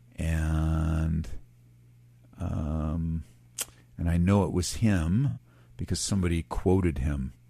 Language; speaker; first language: English; native; English